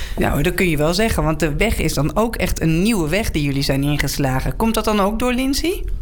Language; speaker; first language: Dutch; native; Dutch